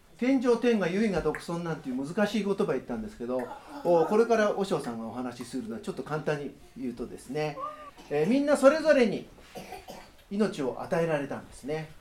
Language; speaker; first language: Japanese; native; Japanese